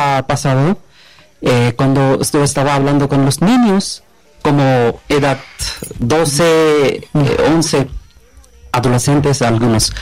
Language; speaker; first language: Spanish; non-native, learner; Bangla